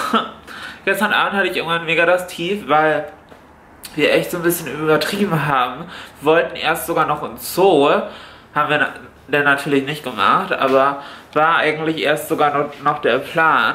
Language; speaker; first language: German; native; German